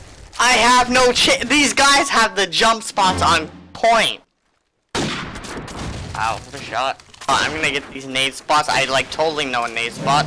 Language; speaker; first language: English; native; English